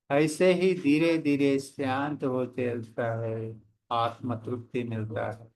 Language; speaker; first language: Hindi; non-native, local second language; Telugu